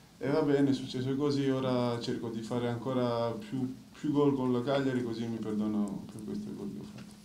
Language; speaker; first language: Italian; non-native, fluent; Greek